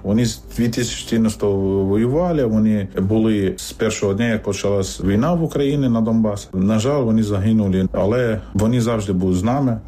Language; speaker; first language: Ukrainian; non-native, fluent; Arabic